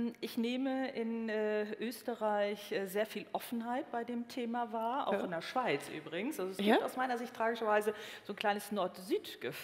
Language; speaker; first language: German; native; German